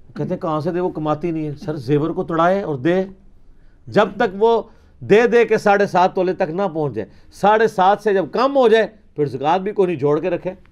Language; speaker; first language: Urdu; non-native, local second language; Punjabi